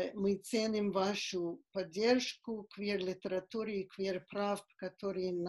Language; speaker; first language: Russian; non-native, fluent; English